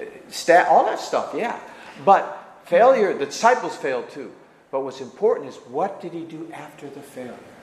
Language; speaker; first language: English; native; English